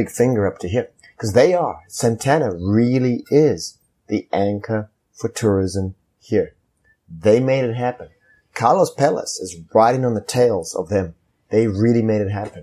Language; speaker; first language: English; native; English